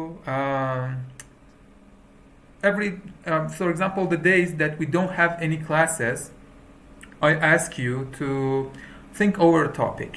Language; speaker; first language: English; non-native, fluent; Persian